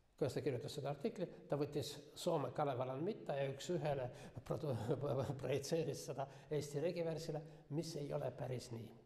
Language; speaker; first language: Estonian; non-native, local second language; Russian